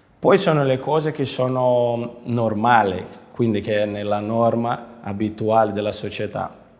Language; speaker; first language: Italian; non-native, fluent; Portuguese